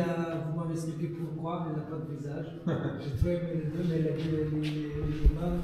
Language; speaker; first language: French; non-native, fluent; Romanian